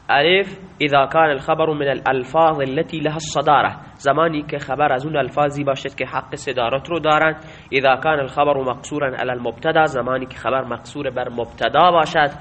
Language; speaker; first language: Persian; non-native, local second language; Baluchi